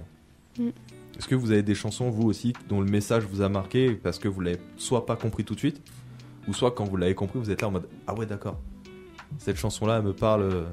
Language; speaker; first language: French; native; French